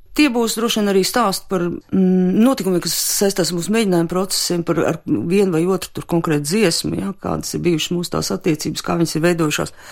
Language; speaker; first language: Latvian; native; Latvian